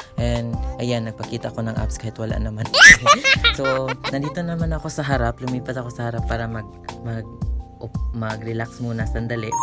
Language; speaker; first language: Filipino; non-native, local second language; Cebuano